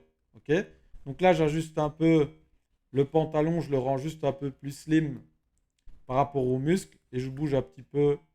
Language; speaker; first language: French; native; French